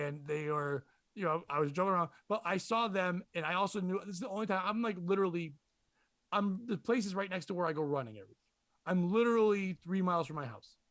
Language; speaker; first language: English; native; English